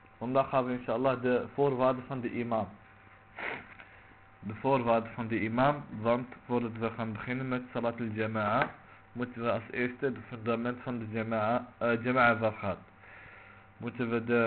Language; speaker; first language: Dutch; non-native, local second language; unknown